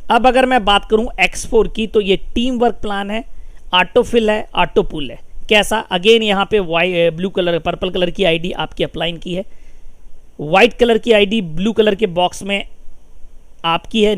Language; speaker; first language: Hindi; native; Hindi